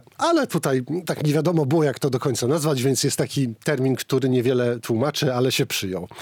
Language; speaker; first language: Polish; native; Polish